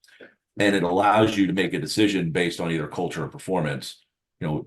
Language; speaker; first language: English; native; English